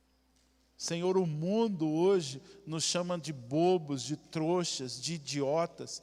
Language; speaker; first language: Portuguese; native; Portuguese